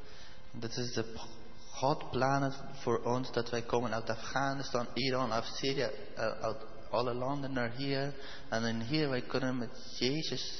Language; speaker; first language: Dutch; non-native, learner; Persian